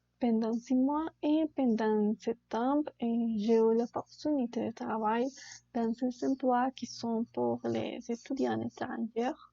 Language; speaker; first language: French; non-native, learner; Spanish